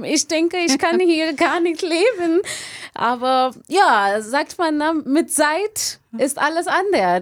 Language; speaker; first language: German; non-native, learner; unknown